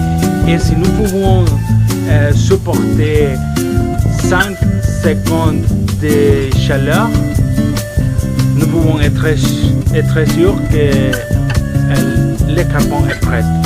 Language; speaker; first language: French; non-native, learner; Spanish